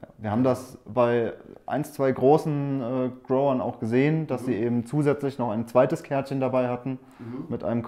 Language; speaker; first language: German; native; German